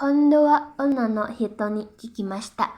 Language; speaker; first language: Japanese; non-native, fluent; Indonesian